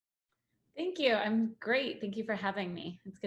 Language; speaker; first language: English; native; English